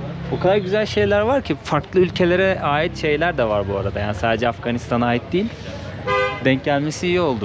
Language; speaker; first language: Turkish; native; Turkish